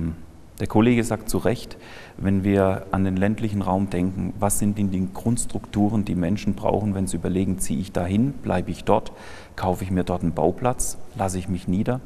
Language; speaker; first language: German; native; German